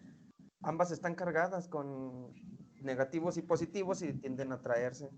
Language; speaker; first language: Spanish; native; Spanish